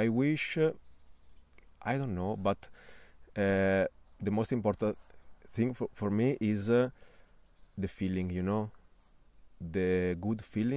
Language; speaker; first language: English; non-native, fluent; Italian